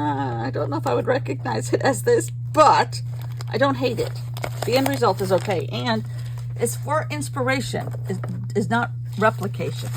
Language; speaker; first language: English; native; English